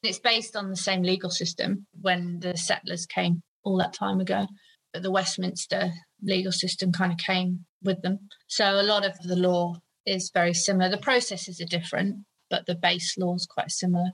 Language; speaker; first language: English; native; English